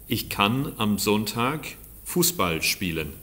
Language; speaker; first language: German; non-native, fluent; English